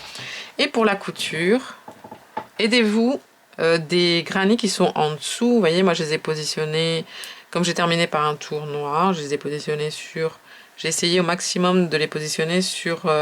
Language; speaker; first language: French; native; French